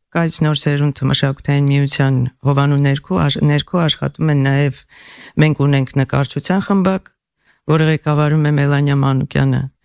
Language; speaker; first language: Armenian; native; Armenian